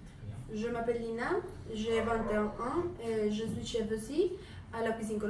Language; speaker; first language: French; non-native, learner; Spanish